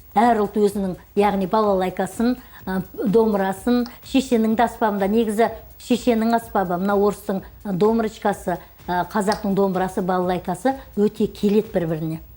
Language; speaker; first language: Kazakh; native; Kazakh